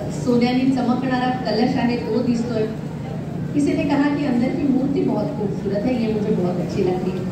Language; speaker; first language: Hindi; non-native, local second language; Marathi